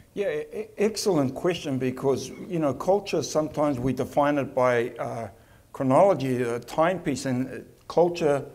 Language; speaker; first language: English; native; English